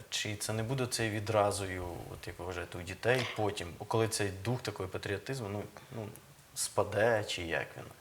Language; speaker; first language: Ukrainian; native; Ukrainian